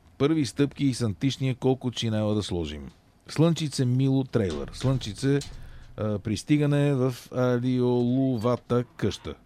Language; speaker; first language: Bulgarian; native; Bulgarian